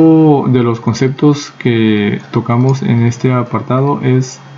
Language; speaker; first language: Spanish; native; Spanish